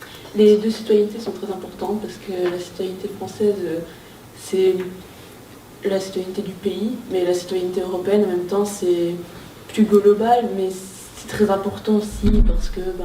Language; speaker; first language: French; native; French